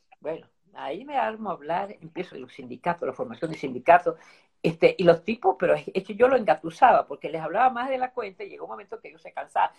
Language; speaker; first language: Spanish; early bilingual, other home language; Italian